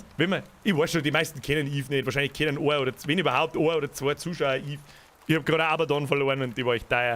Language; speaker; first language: German; native; German